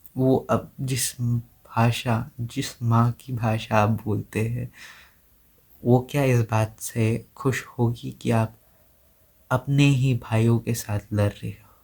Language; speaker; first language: Hindi; non-native, local second language; Assamese